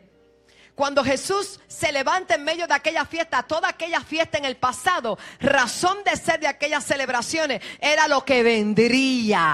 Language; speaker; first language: Spanish; native; Spanish